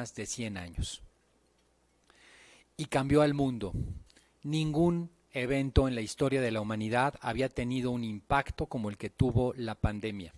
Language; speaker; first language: Spanish; native; Spanish